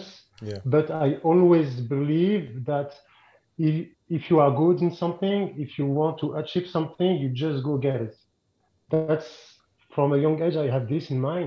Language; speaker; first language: English; non-native, fluent; French